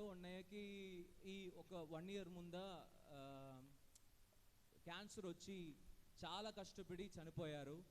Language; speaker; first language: Telugu; non-native, fluent; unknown